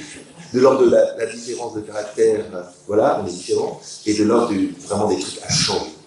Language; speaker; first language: French; native; French